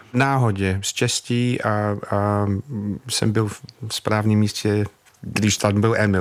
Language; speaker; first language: Czech; non-native, fluent; English